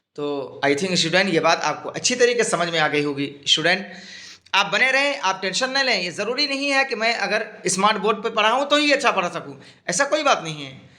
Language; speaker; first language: Urdu; native; Urdu